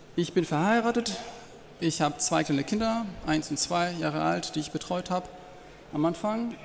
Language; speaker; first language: German; non-native, fluent; French